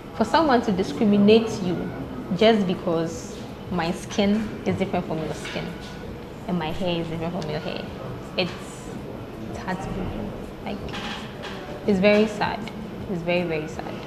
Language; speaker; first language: English; non-native, local second language; Akan